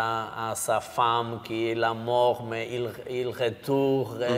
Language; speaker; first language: French; non-native, learner; Basque